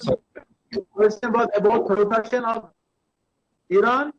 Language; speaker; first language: English; non-native, learner; Persian